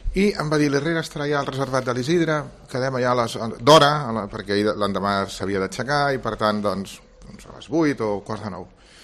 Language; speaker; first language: Catalan; native; Catalan